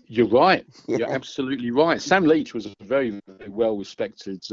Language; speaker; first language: English; native; English